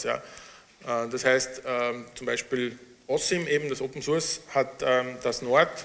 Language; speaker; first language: German; native; German